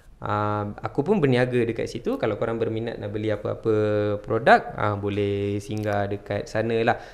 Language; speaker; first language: Malay; non-native, local second language; Tamil